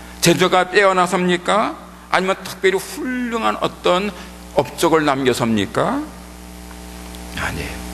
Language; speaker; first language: Korean; native; Korean